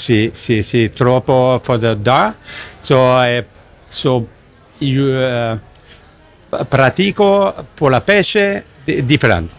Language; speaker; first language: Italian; non-native, learner; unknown